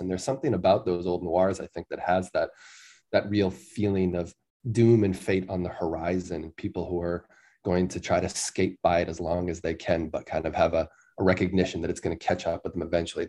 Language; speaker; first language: English; native; English